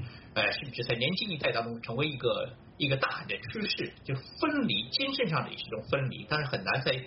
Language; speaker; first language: Chinese; native; Chinese